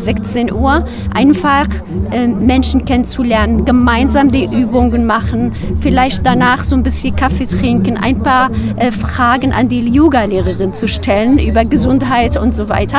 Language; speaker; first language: German; non-native, fluent; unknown